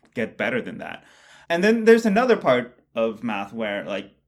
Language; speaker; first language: English; non-native, local second language; Bangla